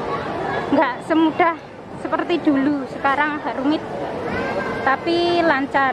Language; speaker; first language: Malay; non-native, local second language; Javanese